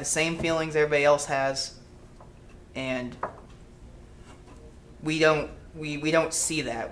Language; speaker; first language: English; native; English